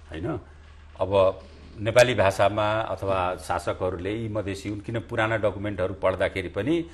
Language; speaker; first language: Nepali; non-native, local second language; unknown